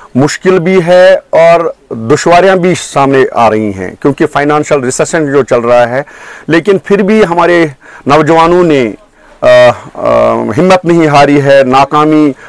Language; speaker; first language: Hindi; non-native, local second language; Kashmiri